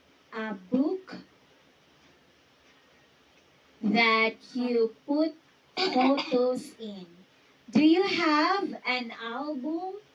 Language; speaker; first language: English; non-native, fluent; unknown